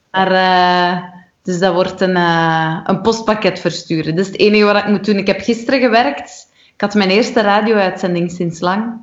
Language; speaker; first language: Dutch; native; Dutch